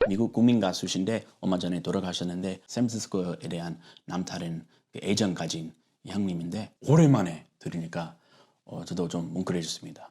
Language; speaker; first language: Korean; non-native, fluent; English